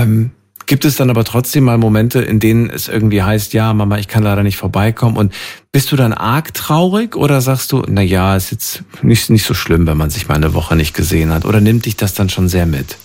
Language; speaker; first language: German; native; German